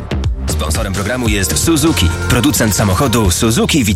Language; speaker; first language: Polish; native; Polish